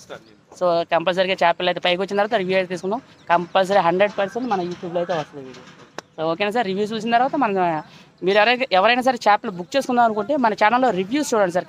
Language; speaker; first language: Telugu; native; Telugu